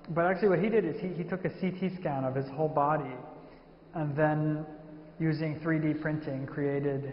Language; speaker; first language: English; native; English